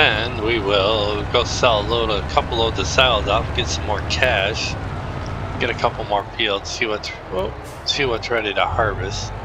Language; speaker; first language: English; native; English